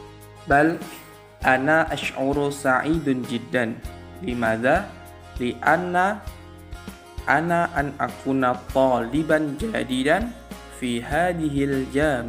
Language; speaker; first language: Arabic; non-native, learner; Javanese